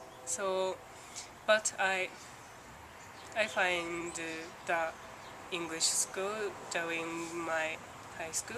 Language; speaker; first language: English; non-native, learner; Japanese